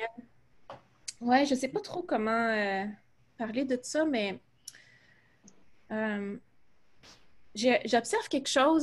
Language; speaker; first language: French; native; French